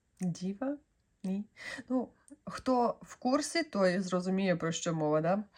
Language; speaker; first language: Ukrainian; non-native, local second language; Russian